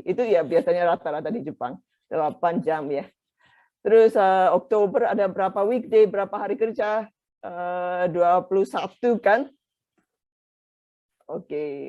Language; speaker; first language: Indonesian; non-native, fluent; Japanese